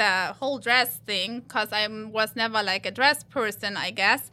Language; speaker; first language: English; non-native, fluent; German